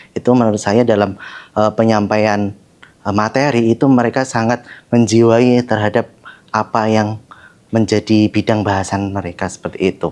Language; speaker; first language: Indonesian; non-native, local second language; Javanese